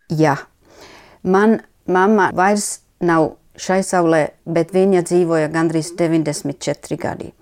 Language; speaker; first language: Latvian; non-native, fluent; Finnish